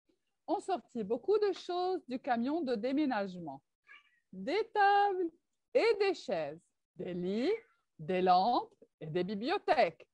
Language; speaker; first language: French; non-native, local second language; Arabic